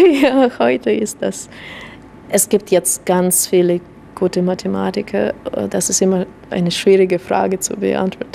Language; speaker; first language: German; non-native, fluent; Russian